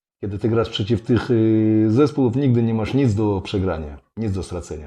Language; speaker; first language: Polish; non-native, fluent; Russian